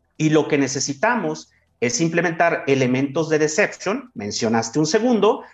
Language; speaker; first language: Spanish; native; Spanish